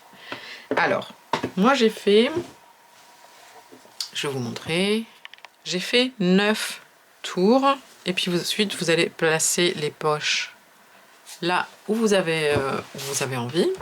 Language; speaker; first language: French; native; French